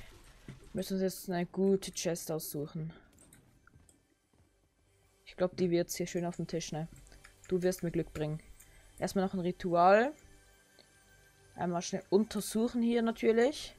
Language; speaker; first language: German; native; German